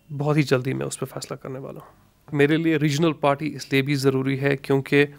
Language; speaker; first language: Urdu; non-native, local second language; Kashmiri